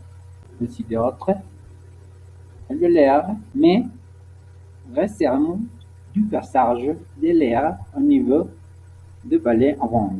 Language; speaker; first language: French; non-native, learner; Spanish